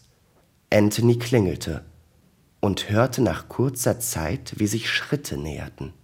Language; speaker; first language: German; native; German